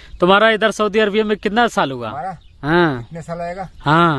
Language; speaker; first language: Hindi; native; Hindi